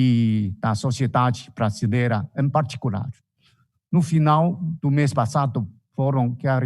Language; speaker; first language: Portuguese; non-native, fluent; Chinese